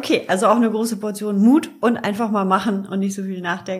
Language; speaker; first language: German; native; German